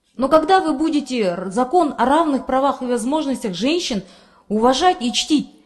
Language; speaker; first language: Russian; non-native, local second language; Kyrgyz